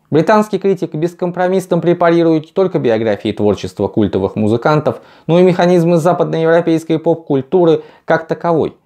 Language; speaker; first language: Russian; native; Russian